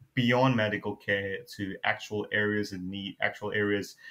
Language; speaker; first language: English; non-native, fluent; Burmese